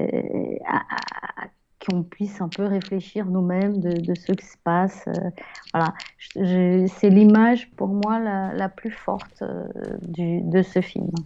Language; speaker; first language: French; non-native, fluent; Portuguese